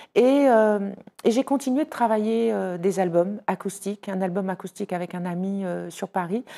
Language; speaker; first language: French; native; French